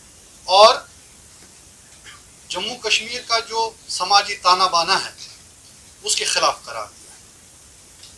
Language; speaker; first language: Hindi; non-native, local second language; Kashmiri